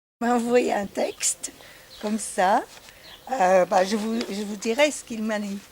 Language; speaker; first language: French; non-native, fluent; English